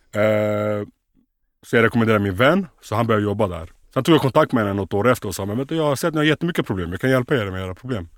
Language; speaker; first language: Swedish; native; Swedish